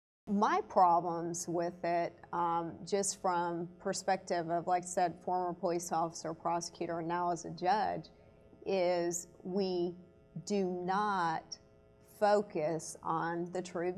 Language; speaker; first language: English; native; English